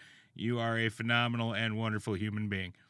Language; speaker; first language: English; native; English